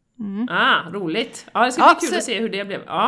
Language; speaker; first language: Swedish; native; Swedish